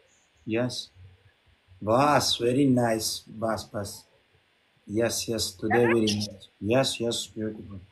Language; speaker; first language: English; non-native, learner; Pashto